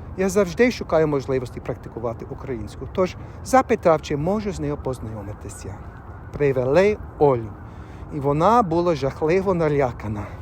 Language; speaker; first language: Ukrainian; non-native, learner; English